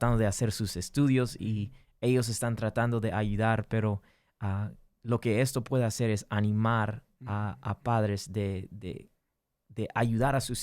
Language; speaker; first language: Spanish; early bilingual, heritage; English